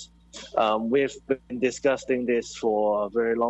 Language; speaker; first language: English; non-native, local second language; Cantonese